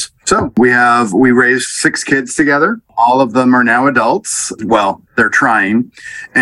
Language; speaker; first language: English; native; English